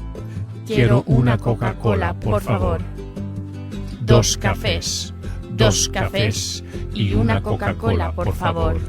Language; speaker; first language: Spanish; non-native, fluent; English